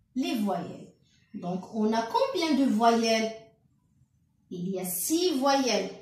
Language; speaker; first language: French; non-native, local second language; Arabic